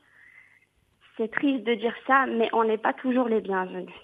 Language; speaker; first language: French; non-native, local second language; Arabic